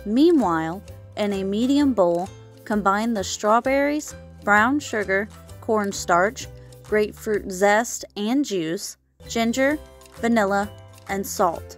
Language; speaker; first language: English; native; English